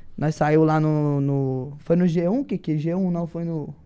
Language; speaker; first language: Portuguese; native; Portuguese